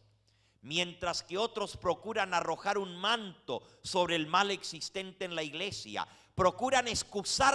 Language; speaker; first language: Spanish; native; Spanish